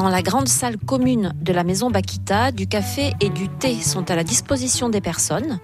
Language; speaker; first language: French; native; French